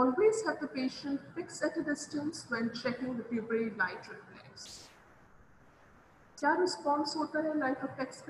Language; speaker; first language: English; non-native, local second language; Hindi